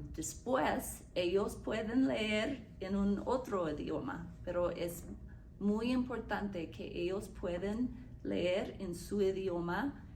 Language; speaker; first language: Spanish; non-native, learner; English